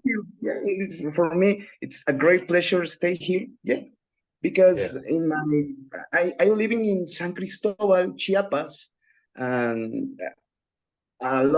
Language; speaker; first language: English; non-native, learner; Spanish